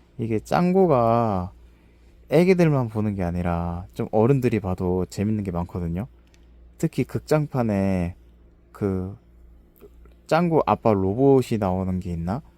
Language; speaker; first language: Korean; native; Korean